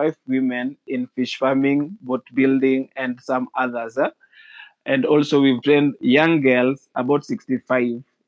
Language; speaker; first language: English; non-native, local second language; Luo (Kenya and Tanzania)